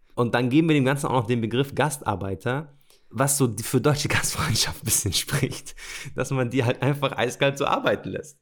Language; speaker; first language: German; native; German